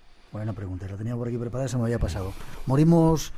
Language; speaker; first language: Spanish; native; Spanish